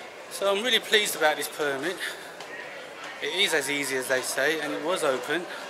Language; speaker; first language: English; native; English